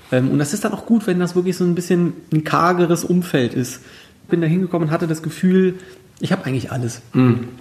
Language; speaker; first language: German; native; German